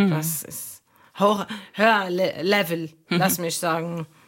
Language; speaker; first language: German; non-native, fluent; Arabic